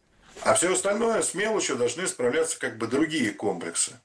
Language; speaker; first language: Russian; native; Russian